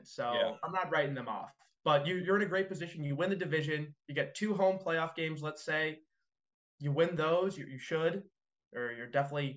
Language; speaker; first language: English; native; English